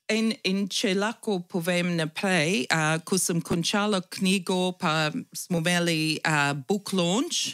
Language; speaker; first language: Slovenian; early bilingual, heritage; Slovenian